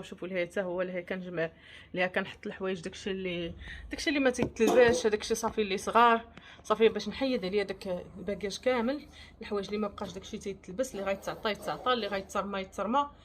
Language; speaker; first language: Arabic; native; Arabic